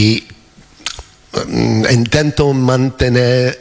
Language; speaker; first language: Spanish; non-native, learner; English